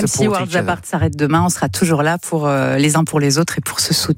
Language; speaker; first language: French; native; French